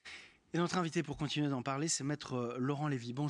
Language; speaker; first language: French; native; French